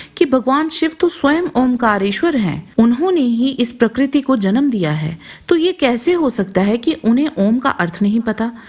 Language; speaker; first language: Hindi; non-native, local second language; Punjabi